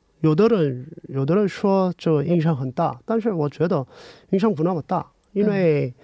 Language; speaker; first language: Chinese; non-native, learner; Korean